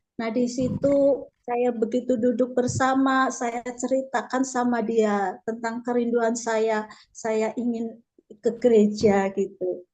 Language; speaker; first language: Indonesian; native; Indonesian